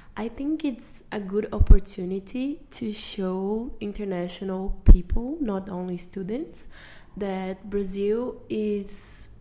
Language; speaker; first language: English; non-native, fluent; Portuguese